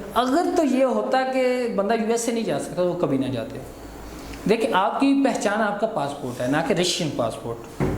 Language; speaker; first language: Hindi; non-native, local second language; Punjabi